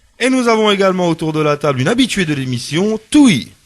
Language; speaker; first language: French; native; French